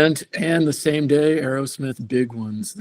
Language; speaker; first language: English; native; English